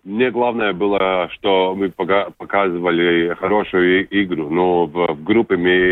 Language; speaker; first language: Russian; non-native, local second language; Latvian